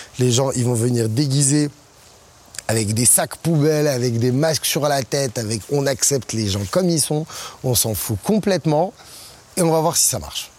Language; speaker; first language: French; non-native, local second language; Arabic